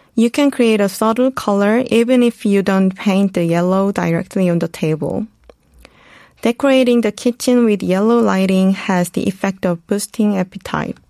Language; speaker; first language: English; non-native, fluent; Korean